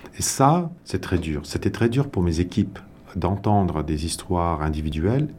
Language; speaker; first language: French; non-native, local second language; Tamil